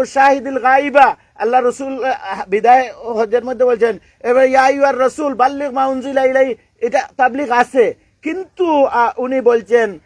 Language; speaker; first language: Bangla; non-native, local second language; Sylheti